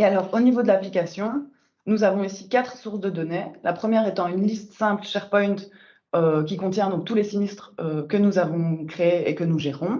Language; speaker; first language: French; native; French